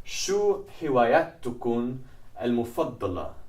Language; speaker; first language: Arabic; non-native, fluent; English